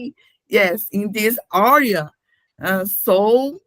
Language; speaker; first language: English; non-native, learner; Portuguese